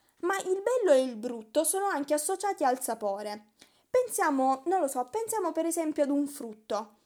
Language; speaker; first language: Italian; native; Italian